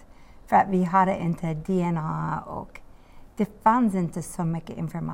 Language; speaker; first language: Swedish; non-native, learner; English